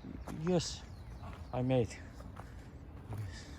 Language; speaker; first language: English; non-native, learner; Korean